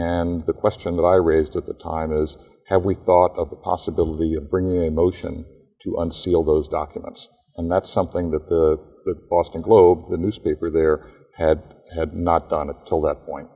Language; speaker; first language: English; native; English